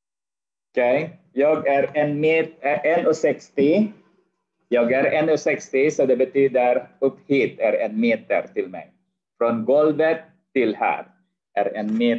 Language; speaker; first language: Swedish; non-native, fluent; Arabic